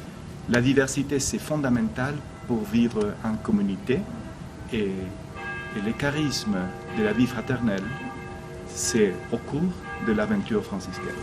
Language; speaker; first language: French; non-native, fluent; Spanish